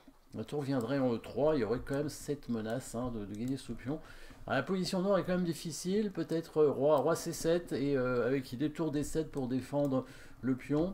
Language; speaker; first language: French; native; French